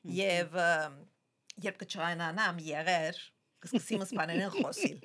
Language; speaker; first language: Armenian; early bilingual, heritage; Armenian